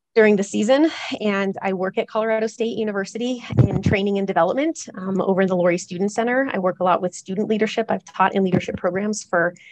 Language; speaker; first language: English; native; English